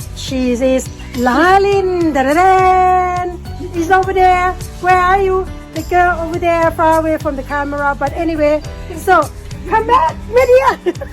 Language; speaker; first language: English; non-native, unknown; Thai